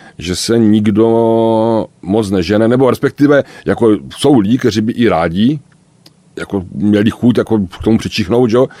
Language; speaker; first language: Czech; native; Czech